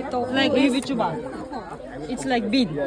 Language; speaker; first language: English; non-native, learner; Kazakh